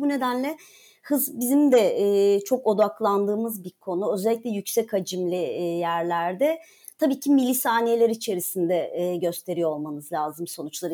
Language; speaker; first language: Turkish; native; Turkish